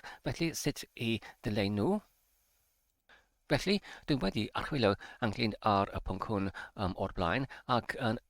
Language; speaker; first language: Welsh; non-native, learner; English